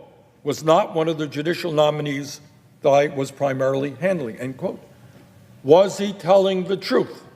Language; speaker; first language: English; native; English